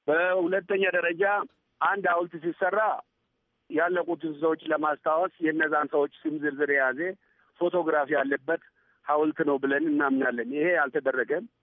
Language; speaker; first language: Amharic; non-native, local second language; Oromo